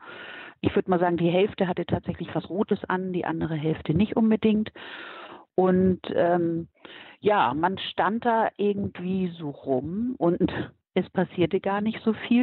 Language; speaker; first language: German; native; German